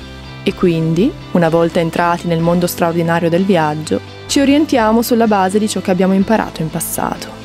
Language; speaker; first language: Italian; native; Italian